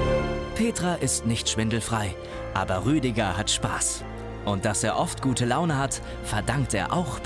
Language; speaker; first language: German; native; German